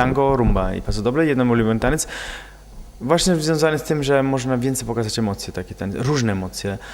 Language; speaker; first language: Polish; non-native, fluent; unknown